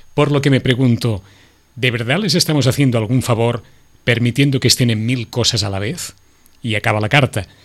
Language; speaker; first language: Spanish; non-native, local second language; Catalan